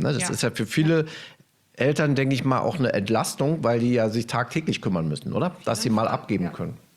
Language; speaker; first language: German; native; German